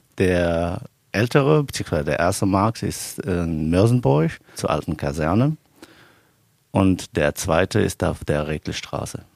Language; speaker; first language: German; non-native, fluent; Arabic